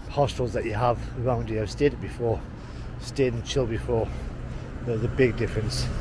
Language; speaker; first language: English; native; English